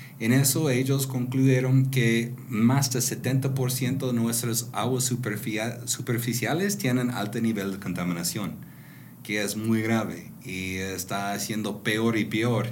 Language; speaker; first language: Spanish; non-native, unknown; English